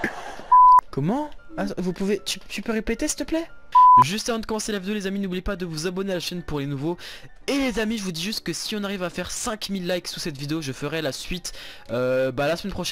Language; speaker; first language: French; native; French